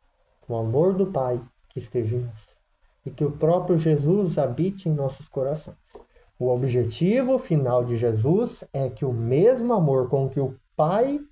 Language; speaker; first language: Portuguese; native; Portuguese